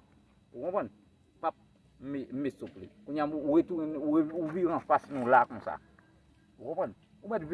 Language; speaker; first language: French; non-native, learner; Haitian Creole